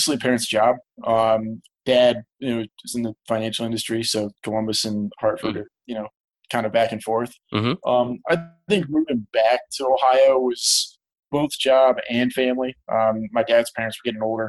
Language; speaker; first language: English; native; English